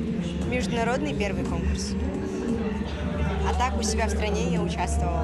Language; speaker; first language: Russian; non-native, local second language; Kyrgyz